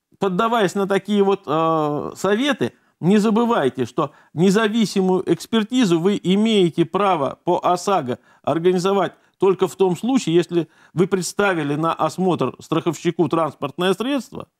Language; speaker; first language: Russian; native; Russian